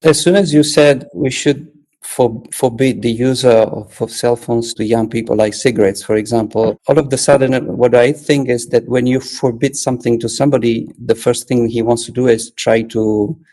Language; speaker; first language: English; non-native, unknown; Italian